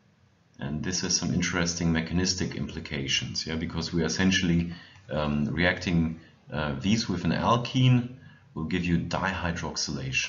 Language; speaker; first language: English; non-native, fluent; German